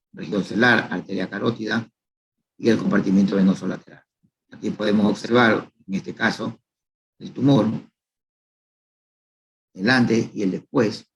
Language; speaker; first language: Spanish; native; Spanish